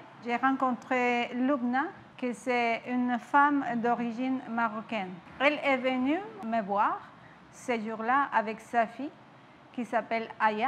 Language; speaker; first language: French; non-native, fluent; Spanish